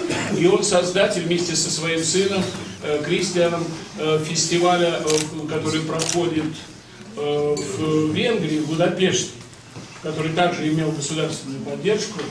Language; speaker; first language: Russian; native; Russian